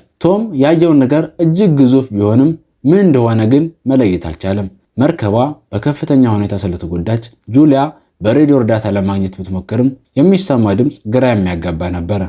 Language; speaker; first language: Amharic; native; Amharic